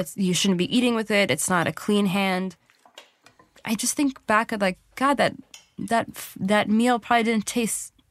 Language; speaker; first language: English; native; English